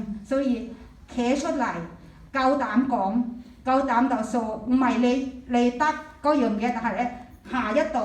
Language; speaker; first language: Cantonese; non-native, fluent; Thai